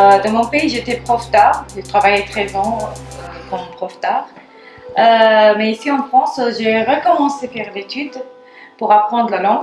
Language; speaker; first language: French; non-native, learner; Armenian